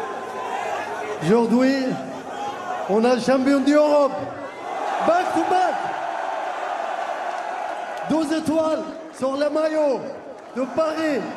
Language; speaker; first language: French; non-native, learner; Arabic